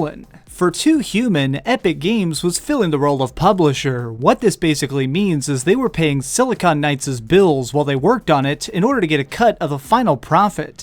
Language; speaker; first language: English; native; English